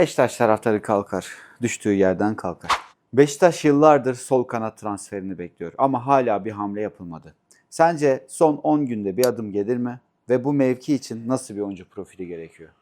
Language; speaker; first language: Turkish; native; Turkish